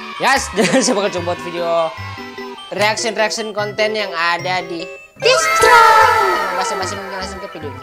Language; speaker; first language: Indonesian; native; Indonesian